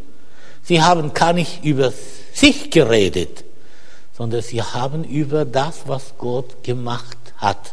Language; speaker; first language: German; non-native, fluent; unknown